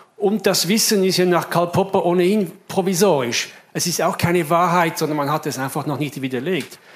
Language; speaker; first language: German; non-native, fluent; Italian